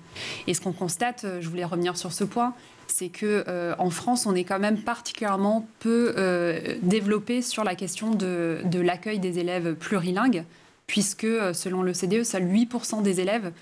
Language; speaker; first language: French; native; French